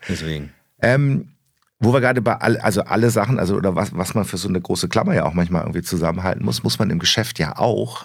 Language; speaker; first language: German; native; German